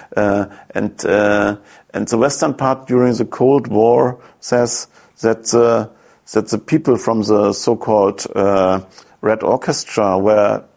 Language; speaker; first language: English; non-native, fluent; German